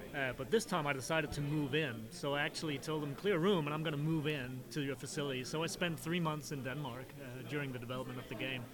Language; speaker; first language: English; non-native, fluent; Danish